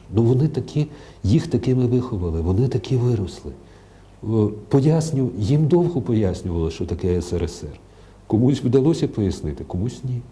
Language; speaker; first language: Ukrainian; non-native, local second language; Russian